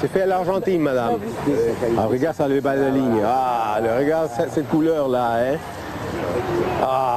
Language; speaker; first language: French; non-native, fluent; Spanish